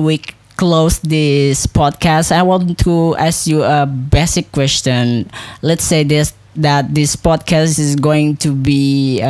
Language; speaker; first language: English; non-native, local second language; Indonesian